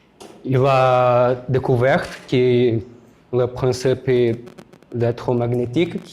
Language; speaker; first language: French; non-native, learner; Portuguese